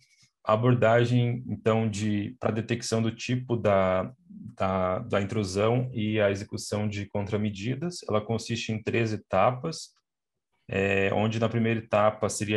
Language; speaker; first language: Portuguese; native; Portuguese